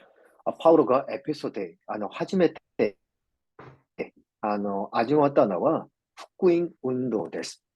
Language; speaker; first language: Japanese; non-native, fluent; Korean